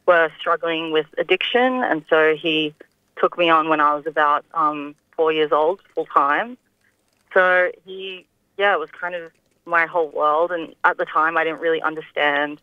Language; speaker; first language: English; native; English